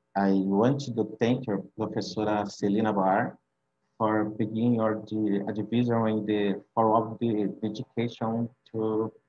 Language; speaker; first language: English; non-native, fluent; Portuguese